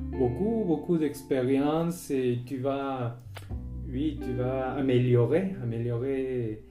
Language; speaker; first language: French; non-native, fluent; Spanish